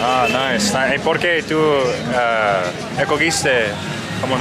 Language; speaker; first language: Spanish; non-native, learner; English